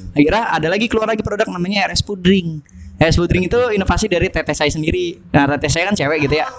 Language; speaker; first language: Indonesian; native; Indonesian